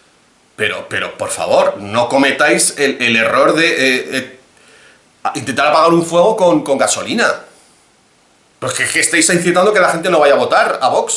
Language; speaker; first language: Spanish; native; Spanish